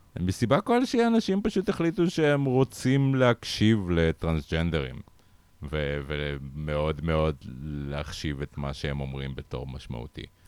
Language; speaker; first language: Hebrew; early bilingual, other home language; Russian